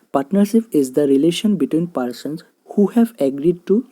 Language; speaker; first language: English; non-native, local second language; Assamese